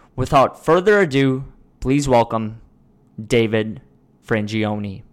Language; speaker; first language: English; early bilingual, other home language; Russian